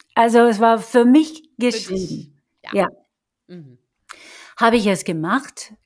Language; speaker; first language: German; non-native, fluent; English